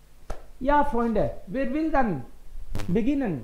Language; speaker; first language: German; non-native, fluent; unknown